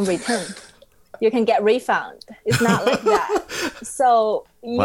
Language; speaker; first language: English; non-native, fluent; Chinese